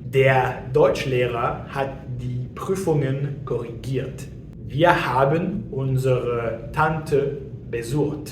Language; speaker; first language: German; non-native, fluent; French